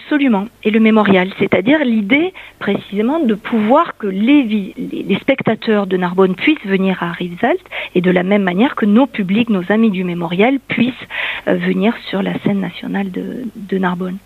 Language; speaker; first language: French; native; French